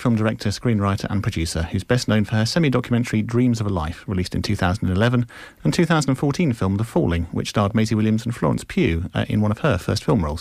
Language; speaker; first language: English; native; English